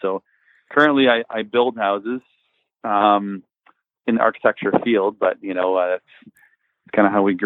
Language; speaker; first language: English; native; English